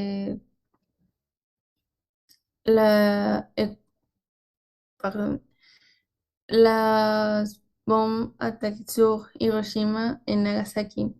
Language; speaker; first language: French; non-native, learner; Spanish